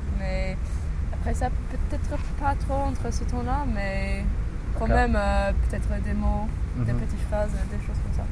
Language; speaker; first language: French; non-native, learner; English